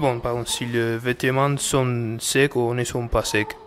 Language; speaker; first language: French; non-native, learner; Spanish